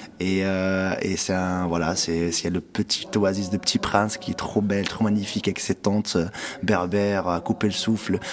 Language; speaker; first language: French; non-native, local second language; Arabic